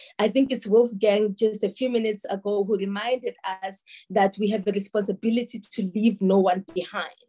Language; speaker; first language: English; non-native, local second language; Tsonga